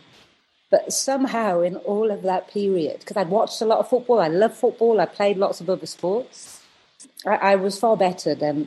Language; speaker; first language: English; native; English